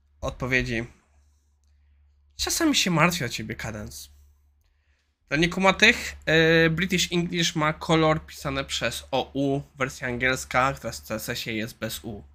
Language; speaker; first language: Polish; native; Polish